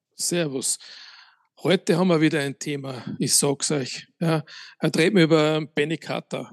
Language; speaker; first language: German; native; German